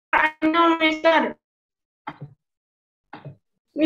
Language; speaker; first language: English; non-native, learner; Indonesian